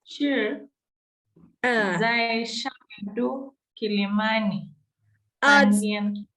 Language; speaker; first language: Chinese; non-native, learner; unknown